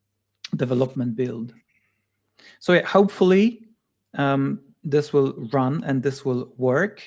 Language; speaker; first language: English; non-native, fluent; Polish